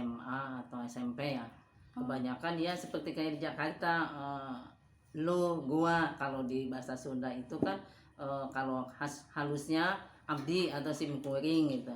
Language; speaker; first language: Indonesian; non-native, local second language; Sundanese